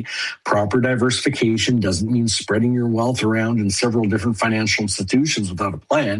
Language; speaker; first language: English; native; English